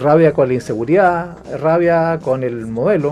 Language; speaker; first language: Spanish; native; Spanish